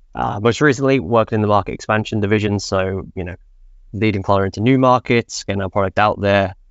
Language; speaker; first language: English; native; English